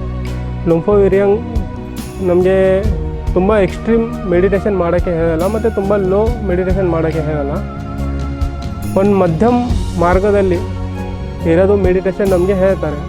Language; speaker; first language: Kannada; non-native, local second language; Marathi